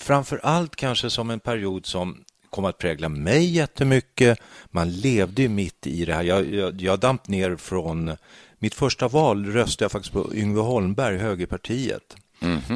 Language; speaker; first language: Swedish; native; Swedish